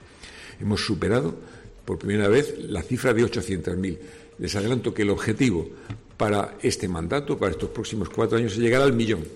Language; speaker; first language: Spanish; native; Spanish